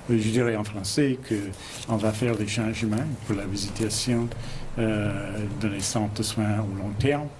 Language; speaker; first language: French; non-native, fluent; English